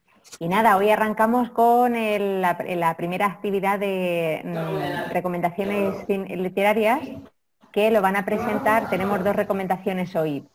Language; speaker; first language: Spanish; native; Spanish